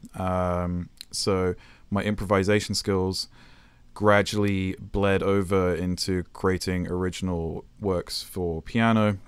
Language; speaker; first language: English; native; English